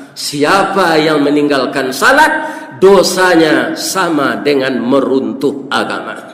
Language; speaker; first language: Malay; non-native, local second language; Minangkabau